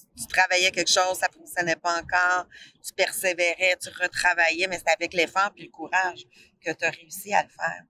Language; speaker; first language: French; native; French